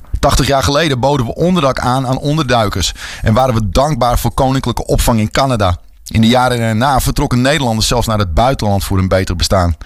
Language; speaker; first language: Dutch; native; Dutch